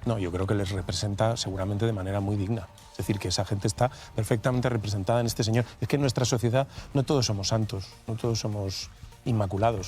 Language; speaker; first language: Spanish; native; Spanish